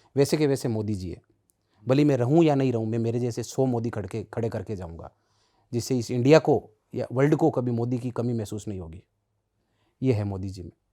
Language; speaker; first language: Hindi; native; Hindi